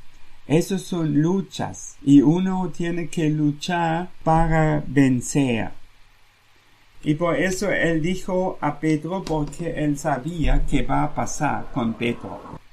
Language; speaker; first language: Spanish; non-native, fluent; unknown